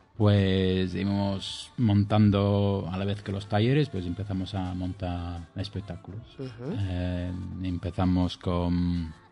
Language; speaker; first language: Spanish; non-native, fluent; English